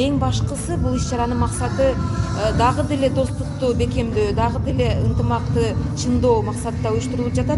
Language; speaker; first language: Kyrgyz; native; Kyrgyz